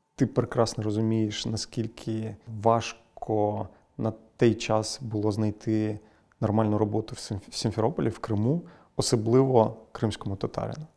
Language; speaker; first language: Ukrainian; non-native, local second language; Crimean Tatar